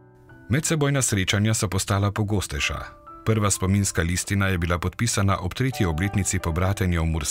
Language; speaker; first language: Slovenian; native; Slovenian